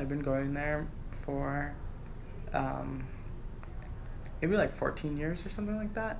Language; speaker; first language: English; native; English